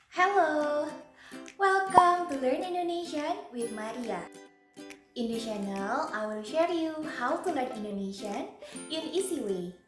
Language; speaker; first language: English; non-native, fluent; Indonesian